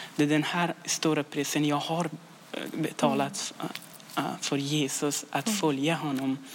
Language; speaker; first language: Swedish; non-native, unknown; Persian